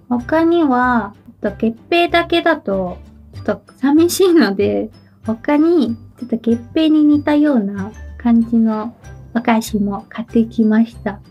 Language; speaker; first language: Japanese; non-native, fluent; Chinese